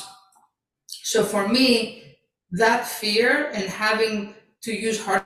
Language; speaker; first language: English; early bilingual, other home language; Greek